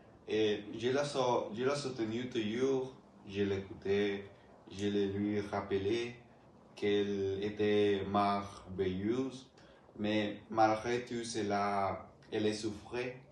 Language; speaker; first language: French; non-native, learner; Spanish